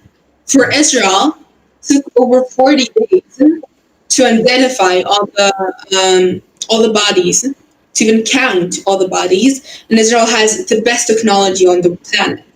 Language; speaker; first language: English; non-native, fluent; Hebrew